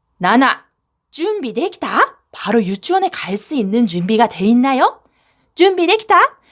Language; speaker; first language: Korean; non-native, fluent; Japanese